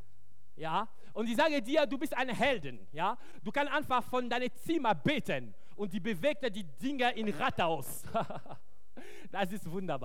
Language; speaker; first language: German; non-native, fluent; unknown